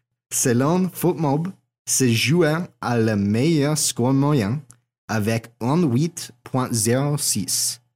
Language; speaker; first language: French; non-native, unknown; English